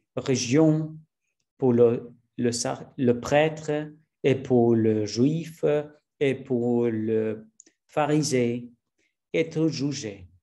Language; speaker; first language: French; non-native, learner; Spanish